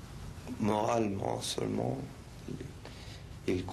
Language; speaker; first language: French; non-native, local second language; Spanish